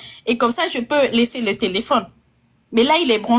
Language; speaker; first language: French; non-native, local second language; Fula